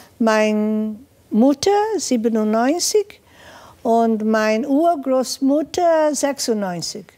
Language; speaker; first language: German; non-native, fluent; Portuguese